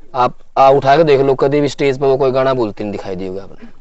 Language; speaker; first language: Hindi; native; Hindi